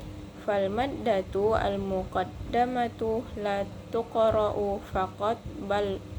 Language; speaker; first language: Arabic; non-native, learner; Indonesian